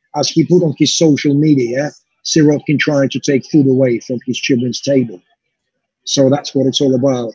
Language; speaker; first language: English; non-native, fluent; Russian